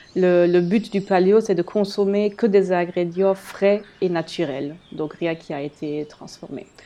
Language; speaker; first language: French; non-native, fluent; German